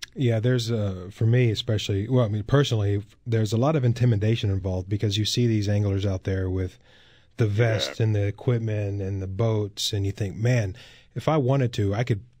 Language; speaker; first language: English; native; English